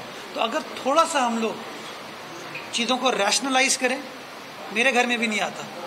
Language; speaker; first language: Urdu; native; Urdu